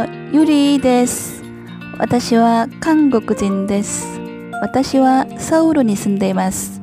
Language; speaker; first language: Japanese; non-native, learner; Korean